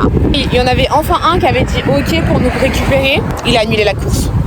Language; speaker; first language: French; native; French